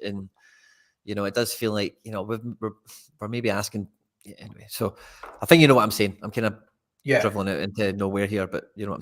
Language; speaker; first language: English; native; English